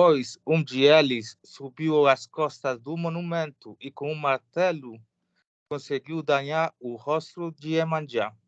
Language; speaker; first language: Portuguese; non-native, learner; Spanish